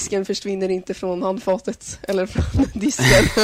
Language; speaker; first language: Swedish; native; Swedish